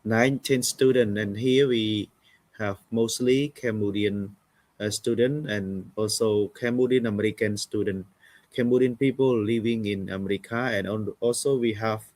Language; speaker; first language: English; non-native, fluent; Khmer